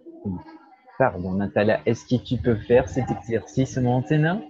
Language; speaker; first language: French; non-native, learner; Portuguese